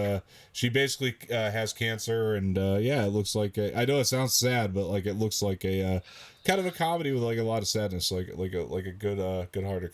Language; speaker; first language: English; native; English